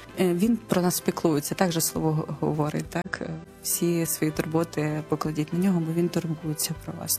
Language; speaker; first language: Ukrainian; non-native, local second language; Russian